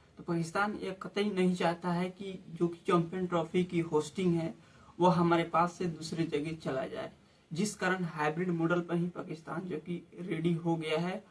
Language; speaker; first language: Hindi; native; Hindi